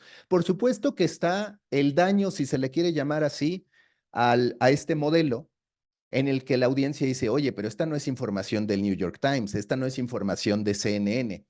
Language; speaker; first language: Spanish; native; Spanish